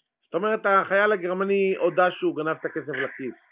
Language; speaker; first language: Hebrew; native; Hebrew